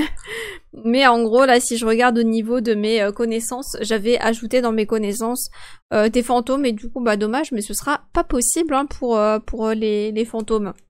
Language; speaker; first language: French; native; French